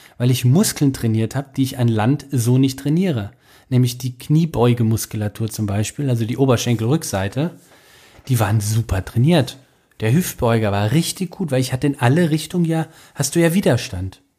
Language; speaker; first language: German; native; German